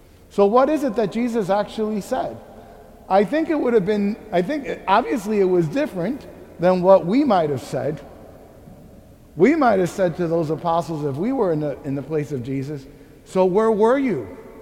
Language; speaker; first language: English; early bilingual, other home language; Spanish